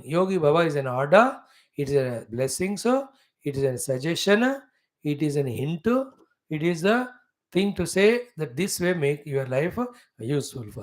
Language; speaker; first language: English; non-native, local second language; Hindi